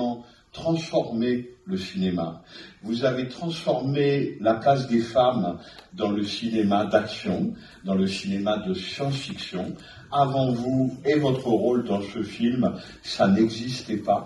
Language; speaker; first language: French; native; French